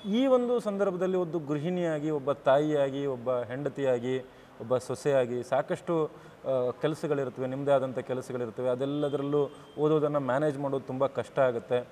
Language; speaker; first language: Kannada; native; Kannada